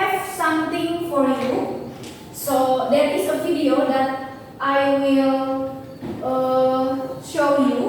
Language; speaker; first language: English; non-native, fluent; Indonesian